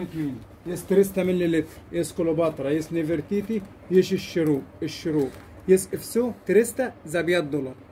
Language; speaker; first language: Russian; non-native, learner; Arabic